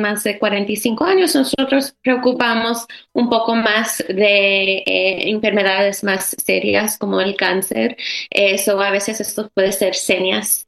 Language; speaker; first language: Spanish; early bilingual, heritage; Spanish